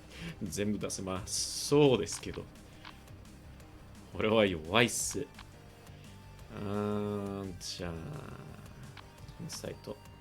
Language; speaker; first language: Japanese; non-native, learner; English